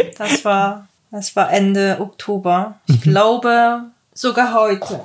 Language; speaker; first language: German; non-native, fluent; Korean